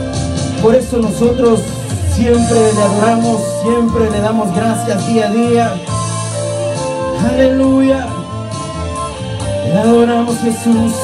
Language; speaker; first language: Spanish; native; Spanish